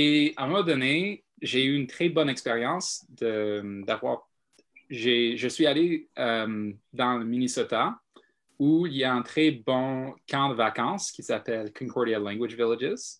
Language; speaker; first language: French; non-native, fluent; English